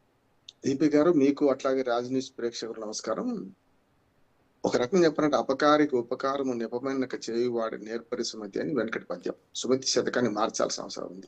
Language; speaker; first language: Telugu; native; Telugu